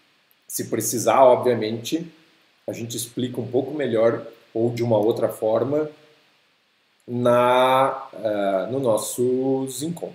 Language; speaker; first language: Portuguese; native; Portuguese